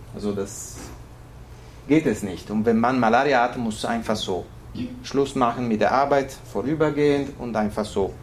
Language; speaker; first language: German; non-native, fluent; Italian